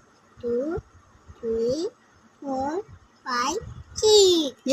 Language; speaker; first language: English; non-native, learner; Bangla